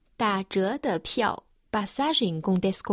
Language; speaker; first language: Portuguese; non-native, fluent; Chinese